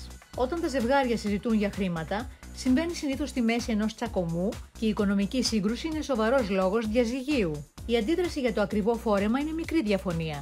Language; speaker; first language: Greek; native; Greek